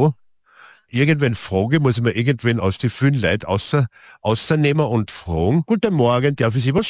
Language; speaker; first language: German; native; German